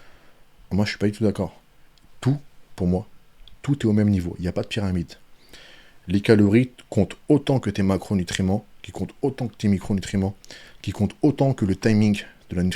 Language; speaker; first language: French; native; French